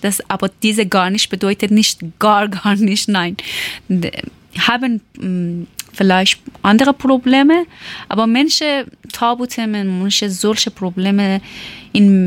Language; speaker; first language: German; non-native, learner; Persian